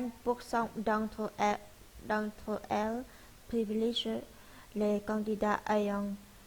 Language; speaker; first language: French; non-native, learner; Vietnamese